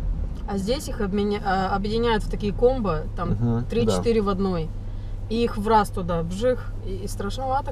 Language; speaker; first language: Russian; native; Russian